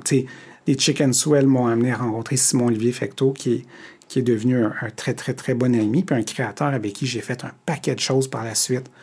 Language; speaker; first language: French; native; French